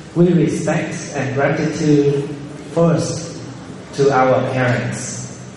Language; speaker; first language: English; non-native, fluent; Vietnamese